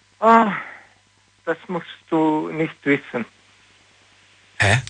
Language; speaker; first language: German; non-native, learner; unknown